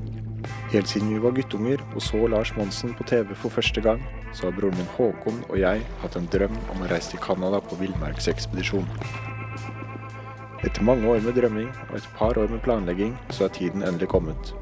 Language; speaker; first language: Norwegian; native; Norwegian